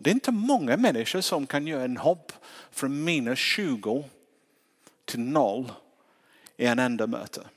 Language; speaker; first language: Swedish; non-native, fluent; English